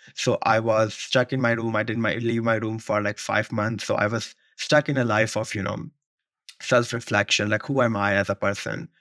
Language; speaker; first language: English; non-native, local second language; Urdu